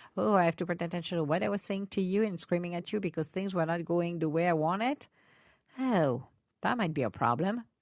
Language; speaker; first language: English; non-native, fluent; Italian